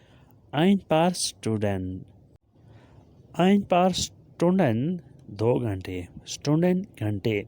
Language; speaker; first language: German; non-native, learner; Urdu